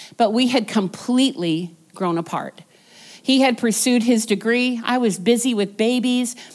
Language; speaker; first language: English; native; English